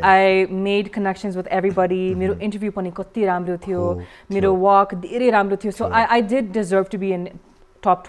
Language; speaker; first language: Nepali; early bilingual, heritage; English